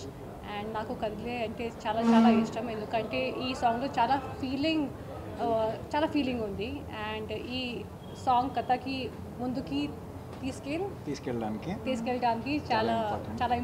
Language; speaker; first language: Telugu; non-native, learner; Hindi